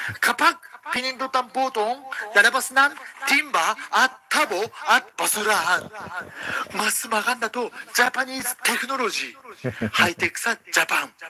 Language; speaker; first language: Filipino; non-native, learner; Japanese